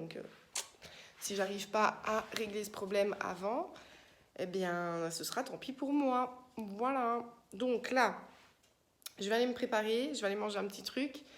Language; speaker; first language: French; native; French